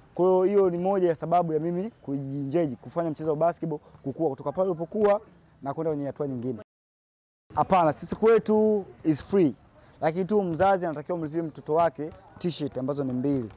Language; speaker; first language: Swahili; native; Swahili